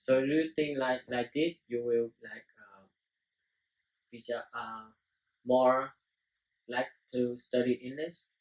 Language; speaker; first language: English; non-native, learner; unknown